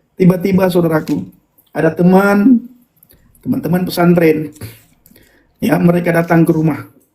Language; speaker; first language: Indonesian; non-native, local second language; Achinese